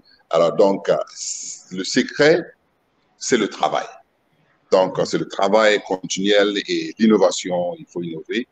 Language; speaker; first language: French; non-native, local second language; Mossi